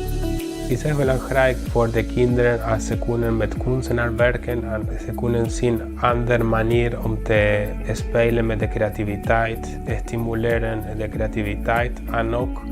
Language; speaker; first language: Dutch; non-native, learner; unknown